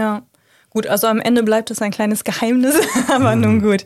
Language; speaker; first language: German; native; German